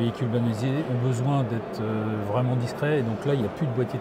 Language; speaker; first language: French; native; French